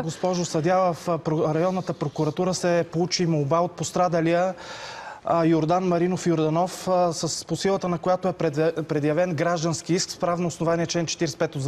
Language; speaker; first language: Bulgarian; native; Bulgarian